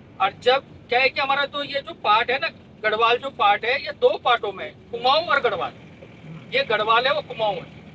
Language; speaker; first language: Hindi; non-native, local second language; Bangla